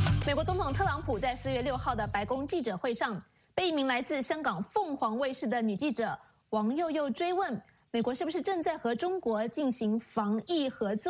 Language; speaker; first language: Chinese; native; Chinese